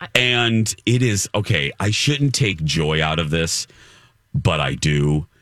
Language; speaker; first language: English; native; English